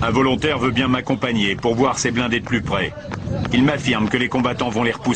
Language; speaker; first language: French; native; French